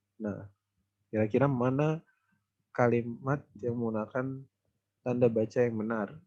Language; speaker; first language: Indonesian; native; Indonesian